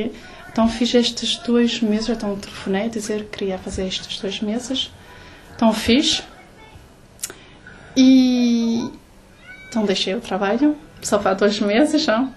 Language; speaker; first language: Portuguese; early bilingual, heritage; Portuguese